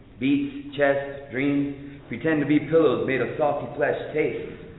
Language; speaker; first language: English; early bilingual, other home language; Spanish